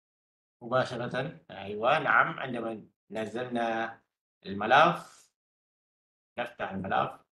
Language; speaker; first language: Arabic; non-native, fluent; Malay